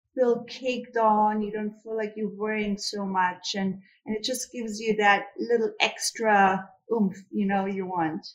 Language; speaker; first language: English; non-native, fluent; German